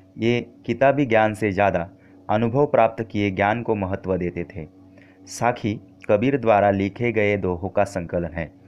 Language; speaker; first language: Hindi; non-native, local second language; Marathi